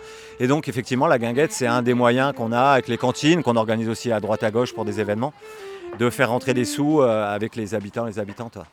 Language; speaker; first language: French; native; French